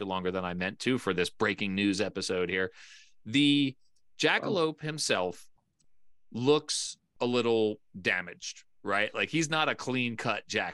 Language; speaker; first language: English; native; English